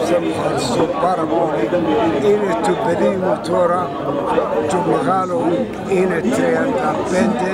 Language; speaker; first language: Greek; non-native, learner; Somali